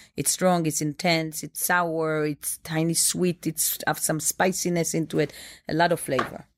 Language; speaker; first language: English; non-native, fluent; Hebrew